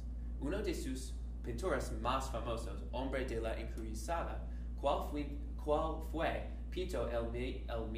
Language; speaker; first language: Spanish; non-native, learner; English